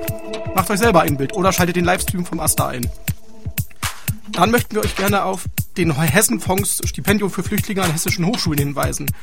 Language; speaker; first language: German; native; German